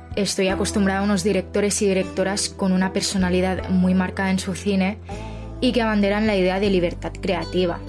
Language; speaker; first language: Spanish; native; Spanish